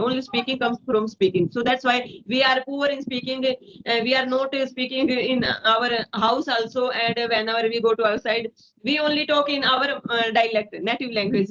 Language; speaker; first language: English; non-native, learner; Hindi